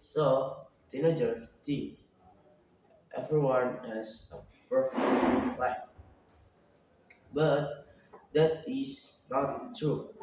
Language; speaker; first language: English; non-native, learner; Indonesian